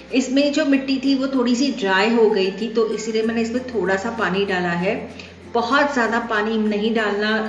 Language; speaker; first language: Hindi; non-native, local second language; Marathi